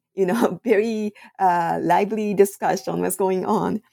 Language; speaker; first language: English; non-native, fluent; Japanese